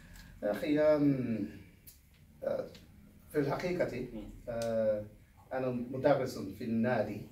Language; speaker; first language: Arabic; non-native, learner; English